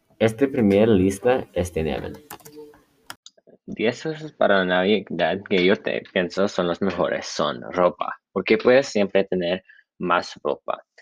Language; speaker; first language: Spanish; non-native, learner; English